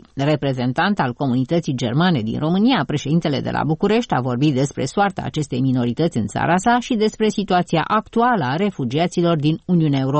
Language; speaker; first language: Romanian; native; Romanian